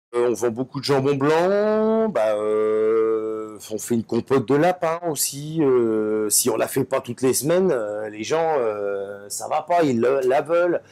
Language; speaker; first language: French; native; French